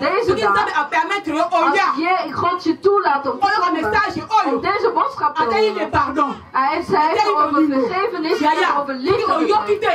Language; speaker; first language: Dutch; non-native, fluent; Lingala